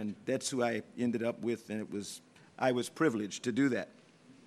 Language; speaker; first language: English; native; English